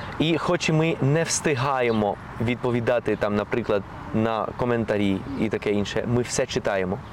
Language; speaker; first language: Ukrainian; non-native, fluent; Spanish